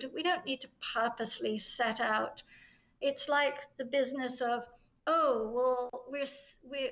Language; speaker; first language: English; native; English